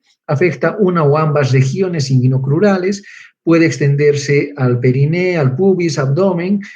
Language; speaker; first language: Spanish; native; Spanish